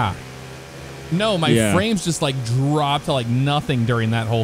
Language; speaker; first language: English; native; English